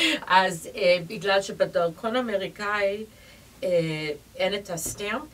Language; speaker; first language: Hebrew; early bilingual, heritage; Hebrew